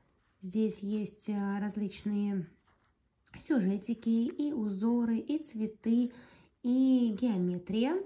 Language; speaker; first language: Russian; native; Russian